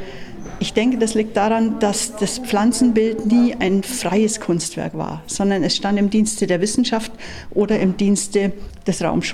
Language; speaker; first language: German; native; German